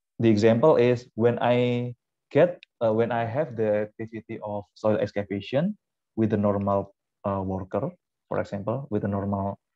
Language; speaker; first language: English; non-native, fluent; Indonesian